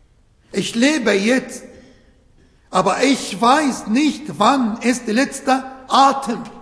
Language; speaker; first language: German; non-native, fluent; Arabic